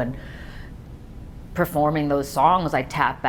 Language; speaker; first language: English; native; English